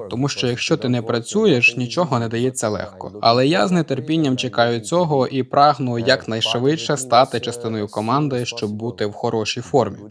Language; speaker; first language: Ukrainian; non-native, fluent; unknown